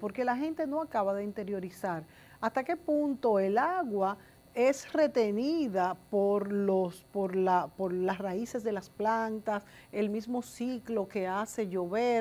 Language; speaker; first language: Spanish; native; Spanish